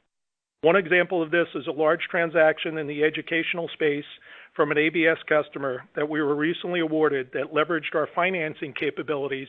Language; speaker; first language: English; native; English